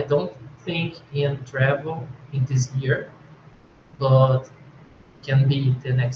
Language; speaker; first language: English; non-native, learner; Portuguese